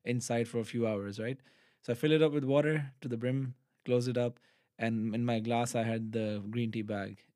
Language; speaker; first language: English; non-native, local second language; Urdu